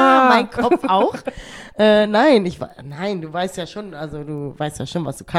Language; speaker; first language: German; native; German